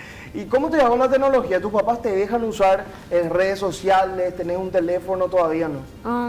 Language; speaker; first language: Spanish; native; Spanish